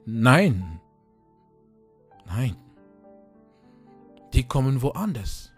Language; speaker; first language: German; non-native, fluent; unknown